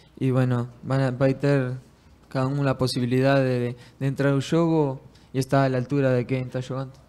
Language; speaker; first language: Portuguese; non-native, learner; Spanish